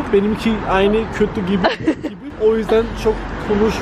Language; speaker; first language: Turkish; early bilingual, heritage; Turkish